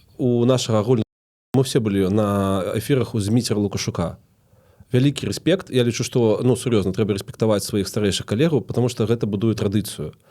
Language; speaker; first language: Belarusian; non-native, local second language; Russian